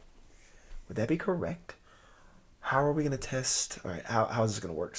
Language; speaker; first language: English; native; English